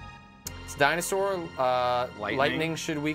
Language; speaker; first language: English; native; English